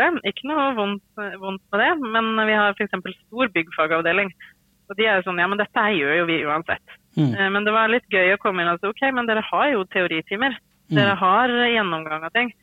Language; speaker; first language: Norwegian; native; Norwegian